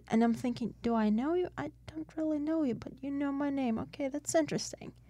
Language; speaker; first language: English; non-native, fluent; Russian